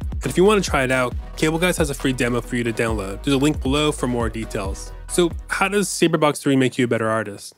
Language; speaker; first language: English; native; English